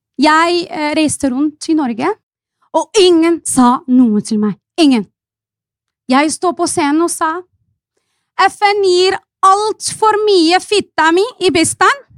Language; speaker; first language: Norwegian; non-native, fluent; Arabic